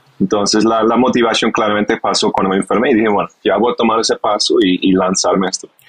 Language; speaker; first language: Spanish; non-native, fluent; English